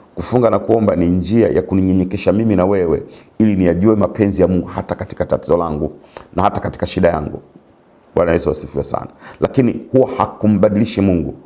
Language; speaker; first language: Swahili; native; Swahili